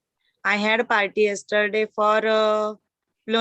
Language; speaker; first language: English; non-native, learner; Marathi